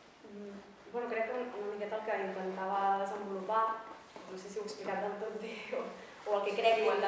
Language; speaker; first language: Catalan; native; Catalan